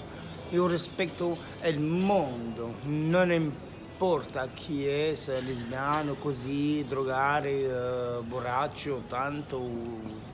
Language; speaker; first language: Italian; non-native, learner; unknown